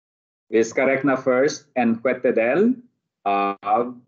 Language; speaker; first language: Swedish; non-native, fluent; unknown